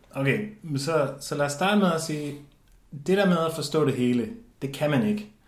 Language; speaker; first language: Danish; native; Danish